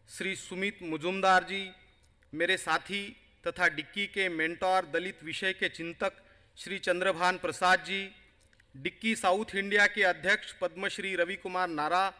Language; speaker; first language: Hindi; non-native, local second language; Marathi